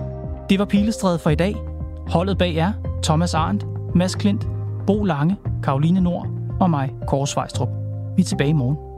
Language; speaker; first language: Danish; native; Danish